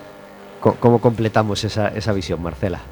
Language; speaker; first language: Spanish; native; Spanish